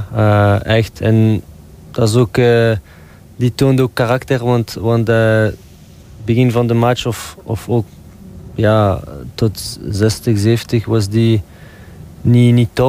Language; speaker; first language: Dutch; non-native, local second language; French